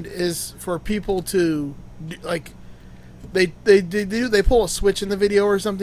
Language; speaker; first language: English; native; English